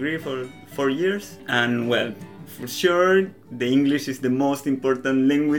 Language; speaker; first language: English; non-native, learner; Spanish